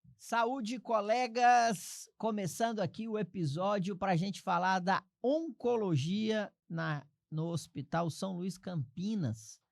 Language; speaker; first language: Portuguese; native; Portuguese